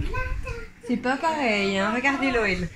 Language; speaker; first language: French; native; French